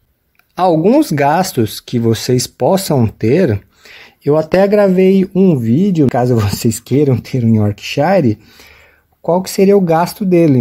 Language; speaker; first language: Portuguese; native; Portuguese